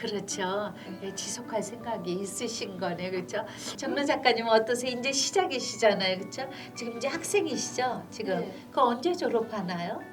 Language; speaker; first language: Korean; native; Korean